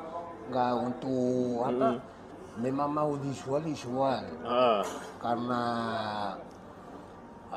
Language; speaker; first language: Indonesian; non-native, fluent; Spanish